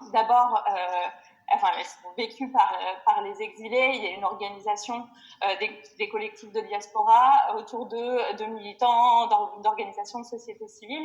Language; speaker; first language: French; native; French